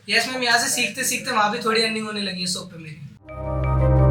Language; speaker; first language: Hindi; native; Hindi